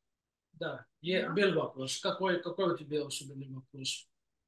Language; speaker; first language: Russian; non-native, fluent; English